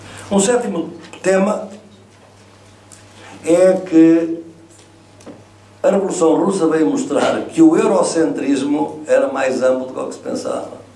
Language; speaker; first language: Portuguese; native; Portuguese